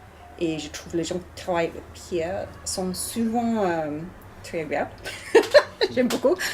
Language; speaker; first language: French; non-native, learner; English